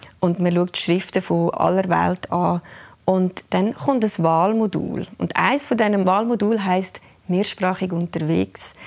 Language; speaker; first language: German; early bilingual, other home language; Albanian